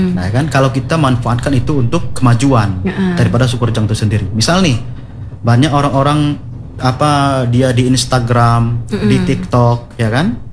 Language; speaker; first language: Indonesian; non-native, local second language; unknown